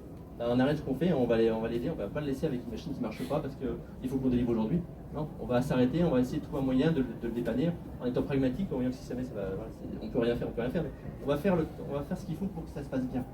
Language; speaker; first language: French; native; French